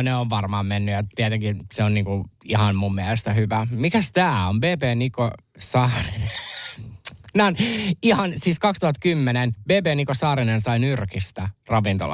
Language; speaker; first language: Finnish; native; Finnish